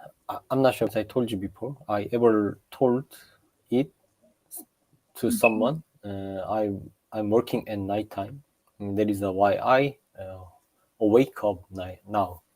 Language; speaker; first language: English; non-native, learner; Japanese